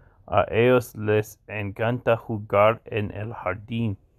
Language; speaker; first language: Spanish; non-native, learner; English